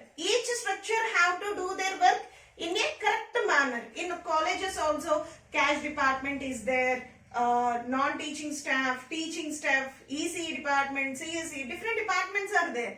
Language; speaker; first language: English; non-native, local second language; Telugu